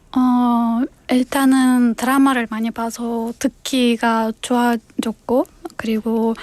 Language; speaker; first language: Korean; non-native, fluent; Kyrgyz